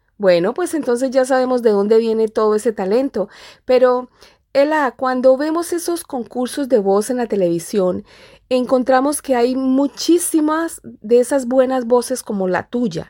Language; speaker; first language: Spanish; native; Spanish